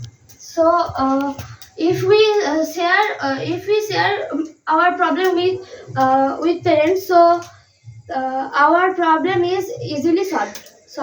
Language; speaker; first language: English; non-native, learner; Bangla